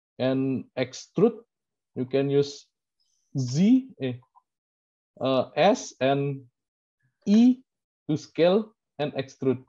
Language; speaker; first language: English; non-native, learner; Indonesian